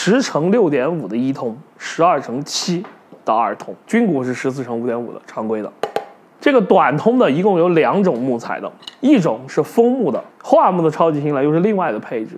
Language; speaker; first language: Chinese; native; Chinese